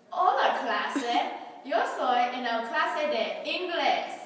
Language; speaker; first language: Spanish; non-native, learner; English